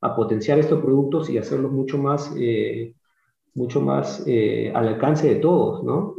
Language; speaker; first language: Spanish; early bilingual, other home language; English